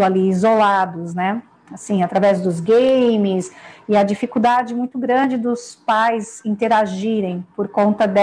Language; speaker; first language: Portuguese; native; Portuguese